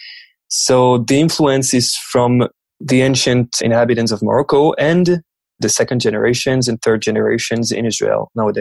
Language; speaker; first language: English; non-native, fluent; French